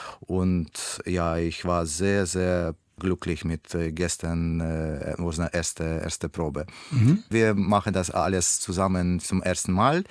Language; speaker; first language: German; non-native, learner; Russian